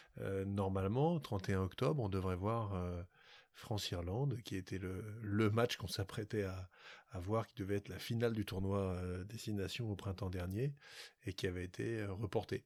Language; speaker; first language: French; native; French